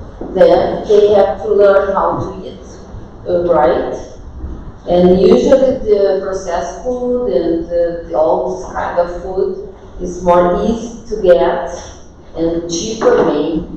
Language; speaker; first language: English; non-native, fluent; Portuguese